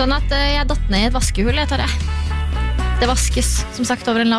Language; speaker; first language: Norwegian; native; Norwegian